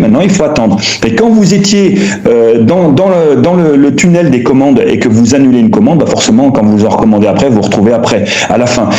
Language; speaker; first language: French; native; French